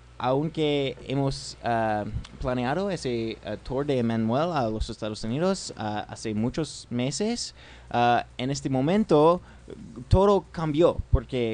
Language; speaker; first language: Spanish; non-native, learner; English